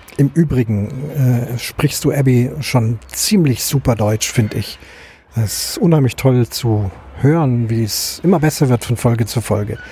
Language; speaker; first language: German; native; German